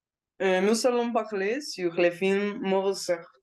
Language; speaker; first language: French; non-native, learner; Spanish